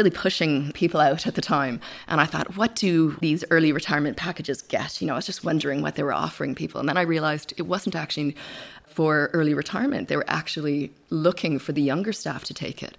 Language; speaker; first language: English; native; English